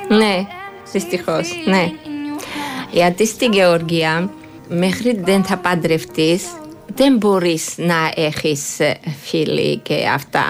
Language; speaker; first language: Greek; non-native, fluent; Georgian